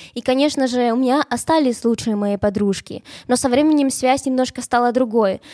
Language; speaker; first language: Russian; non-native, fluent; Spanish